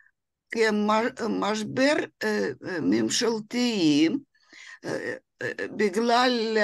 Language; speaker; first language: Hebrew; non-native, fluent; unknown